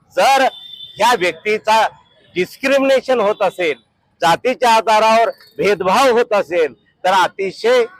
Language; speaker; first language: Marathi; native; Marathi